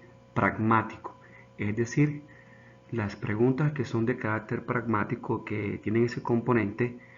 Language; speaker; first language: Spanish; native; Spanish